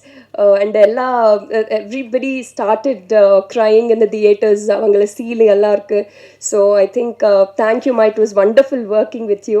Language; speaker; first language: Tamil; non-native, learner; Telugu